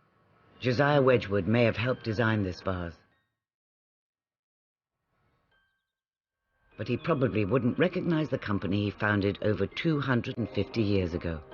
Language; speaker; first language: English; native; English